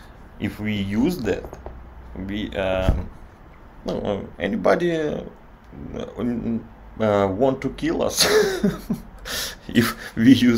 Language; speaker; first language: English; non-native, learner; Russian